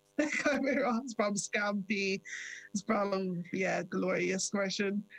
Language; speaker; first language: Irish; non-native, local second language; English